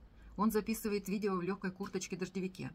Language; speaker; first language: Russian; native; Russian